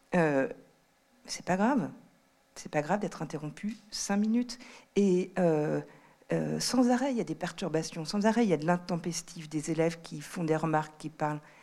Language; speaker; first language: French; native; French